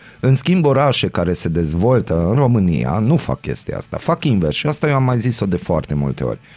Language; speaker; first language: Romanian; non-native, local second language; Hungarian